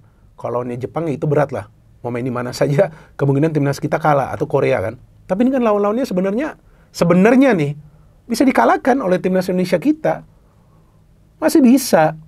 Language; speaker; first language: Indonesian; native; Indonesian